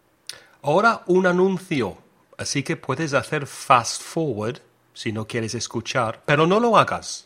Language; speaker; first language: Spanish; non-native, fluent; English